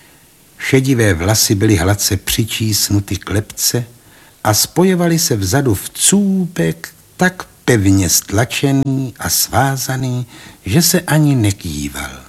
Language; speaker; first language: Czech; native; Czech